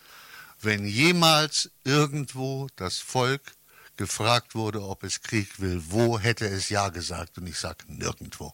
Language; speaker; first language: German; native; German